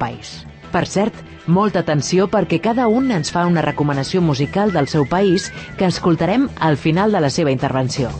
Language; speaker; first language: Catalan; native; Catalan